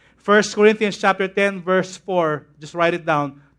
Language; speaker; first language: English; non-native, local second language; Filipino